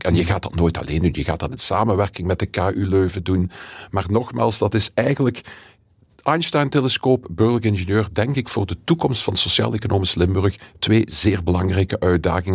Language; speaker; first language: Dutch; native; Dutch